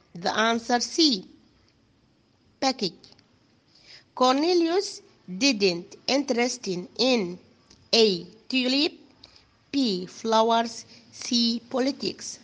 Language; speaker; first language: English; non-native, fluent; Arabic